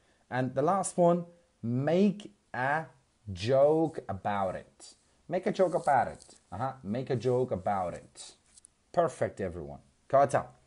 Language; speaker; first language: English; non-native, fluent; Central Kurdish